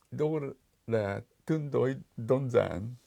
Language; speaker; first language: Vietnamese; non-native, fluent; Japanese